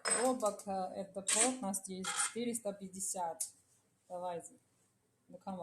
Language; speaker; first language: Russian; non-native, learner; Chinese